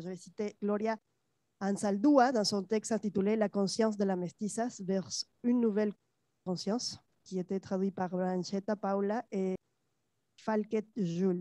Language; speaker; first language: French; non-native, fluent; Spanish